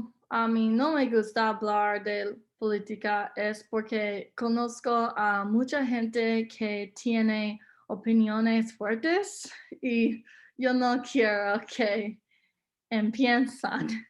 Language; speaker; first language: Spanish; non-native, learner; English